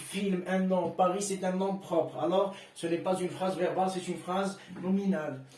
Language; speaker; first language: French; non-native, local second language; Arabic